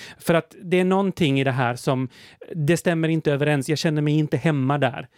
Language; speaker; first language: Swedish; native; Swedish